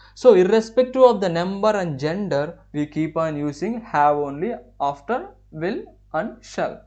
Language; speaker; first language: English; non-native, local second language; Telugu